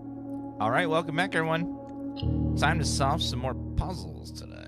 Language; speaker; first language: English; native; English